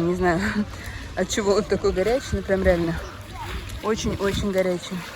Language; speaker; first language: Russian; native; Russian